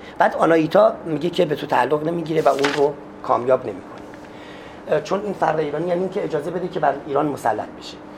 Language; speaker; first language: Persian; non-native, local second language; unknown